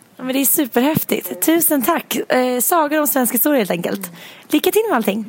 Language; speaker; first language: Swedish; native; Swedish